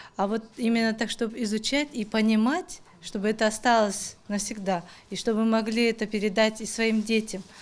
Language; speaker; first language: Russian; native; Russian